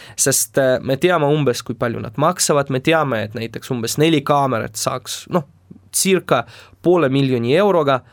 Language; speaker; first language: Estonian; non-native, local second language; Russian